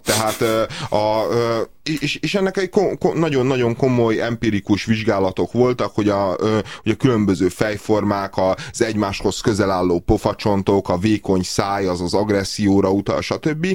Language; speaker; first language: Hungarian; native; Hungarian